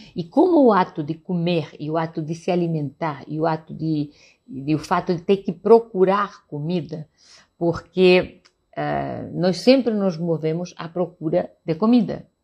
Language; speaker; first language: Portuguese; non-native, fluent; Catalan